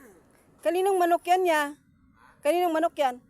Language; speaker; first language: Filipino; non-native, local second language; Cebuano